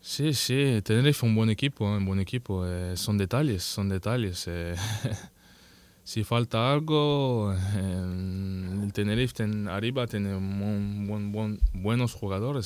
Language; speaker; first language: Spanish; non-native, learner; French